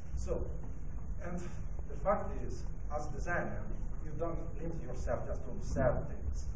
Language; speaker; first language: English; non-native, learner; Italian